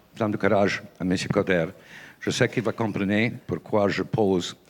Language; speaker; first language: French; non-native, local second language; English